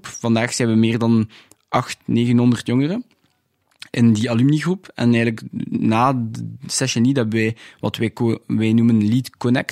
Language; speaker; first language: Dutch; non-native, local second language; French